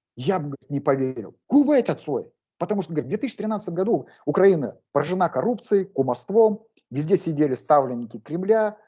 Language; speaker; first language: Russian; non-native, local second language; Kazakh